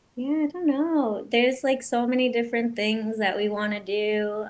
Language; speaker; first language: English; native; English